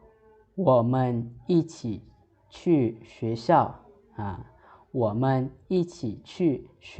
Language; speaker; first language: Chinese; non-native, fluent; Lao